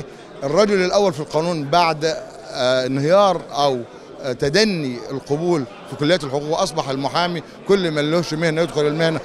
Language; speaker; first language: Arabic; native; Arabic